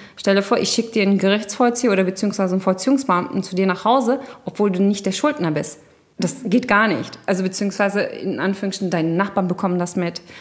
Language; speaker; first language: German; early bilingual, other home language; Turkish